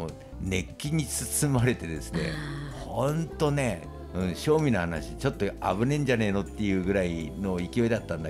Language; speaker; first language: Japanese; native; Japanese